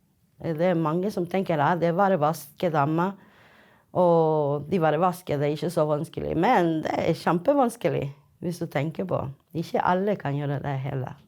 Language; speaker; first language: Norwegian; non-native, fluent; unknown